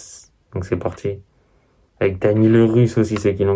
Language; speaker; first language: French; native; French